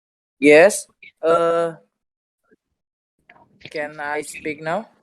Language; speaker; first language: English; non-native, learner; Indonesian